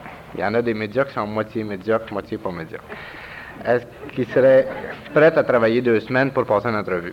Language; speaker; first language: French; native; French